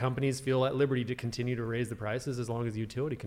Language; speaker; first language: English; native; English